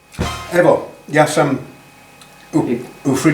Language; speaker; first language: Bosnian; non-native, learner; English